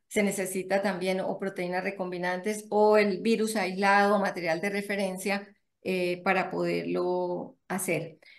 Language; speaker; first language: Spanish; native; Spanish